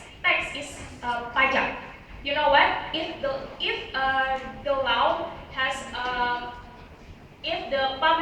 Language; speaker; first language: English; non-native, learner; Indonesian